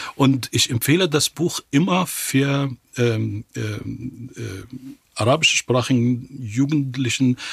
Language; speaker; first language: German; non-native, fluent; Arabic